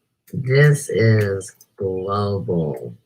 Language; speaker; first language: English; native; English